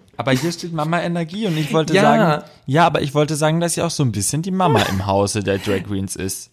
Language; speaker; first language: German; native; German